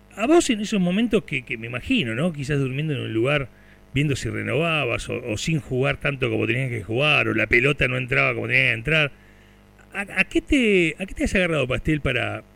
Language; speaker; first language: Spanish; native; Spanish